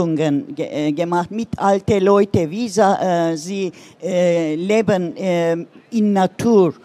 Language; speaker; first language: German; non-native, learner; Turkish